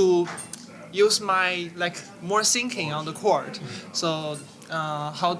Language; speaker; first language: English; non-native, learner; Chinese